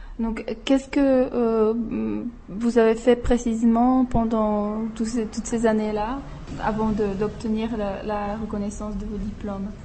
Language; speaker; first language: French; non-native, fluent; Czech